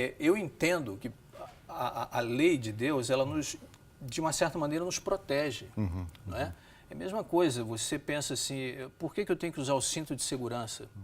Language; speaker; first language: Portuguese; native; Portuguese